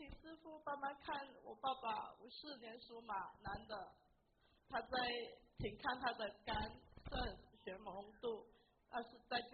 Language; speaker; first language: Chinese; native; Chinese